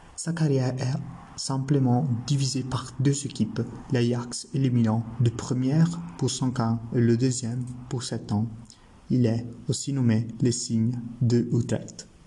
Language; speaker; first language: French; non-native, learner; Italian